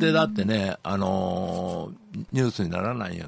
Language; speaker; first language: Japanese; native; Japanese